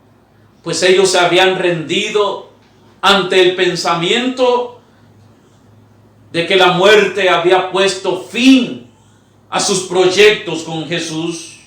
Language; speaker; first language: Spanish; native; Spanish